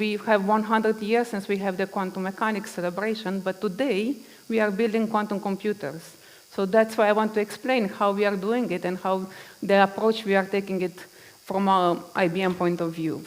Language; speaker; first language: English; non-native, fluent; Romanian